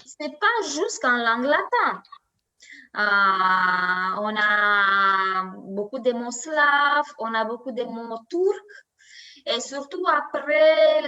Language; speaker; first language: French; non-native, learner; Romanian